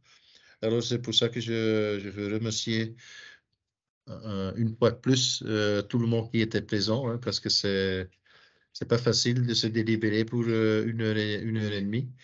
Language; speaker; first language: French; non-native, local second language; Dutch